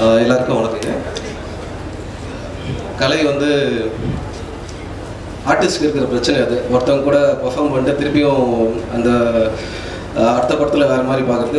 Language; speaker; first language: Tamil; native; Tamil